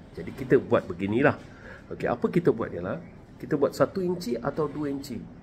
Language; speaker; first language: Malay; non-native, local second language; Tamil